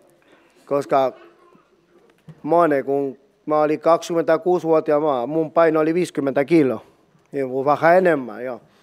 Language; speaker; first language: Finnish; non-native, learner; Spanish